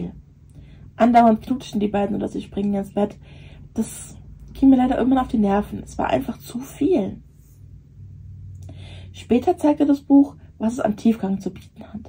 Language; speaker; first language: German; native; German